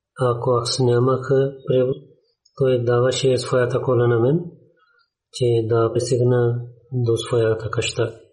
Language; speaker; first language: Bulgarian; non-native, learner; Urdu